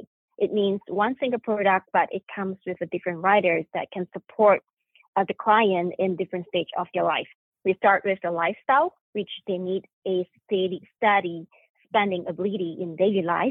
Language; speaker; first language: English; non-native, local second language; Chinese